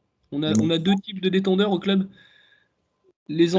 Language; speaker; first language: French; native; French